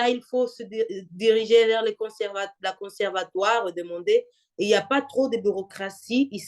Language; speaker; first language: French; non-native, fluent; Portuguese